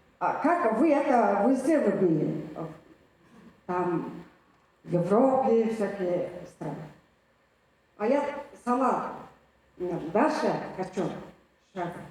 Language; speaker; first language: Russian; non-native, fluent; Mongolian